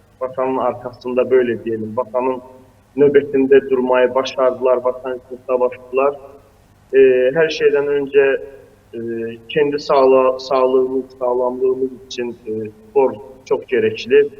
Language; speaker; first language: Turkish; non-native, fluent; Azerbaijani